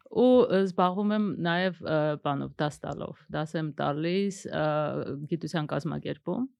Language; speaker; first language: Armenian; native; Armenian